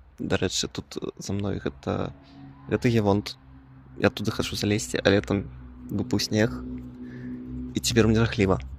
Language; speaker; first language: Belarusian; non-native, local second language; Russian